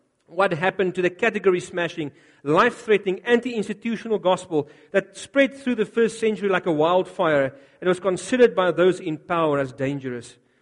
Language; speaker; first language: English; non-native, local second language; Afrikaans